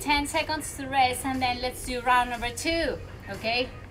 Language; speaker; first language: English; non-native, fluent; Spanish